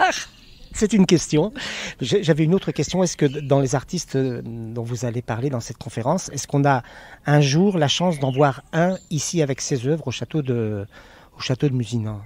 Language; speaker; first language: French; native; French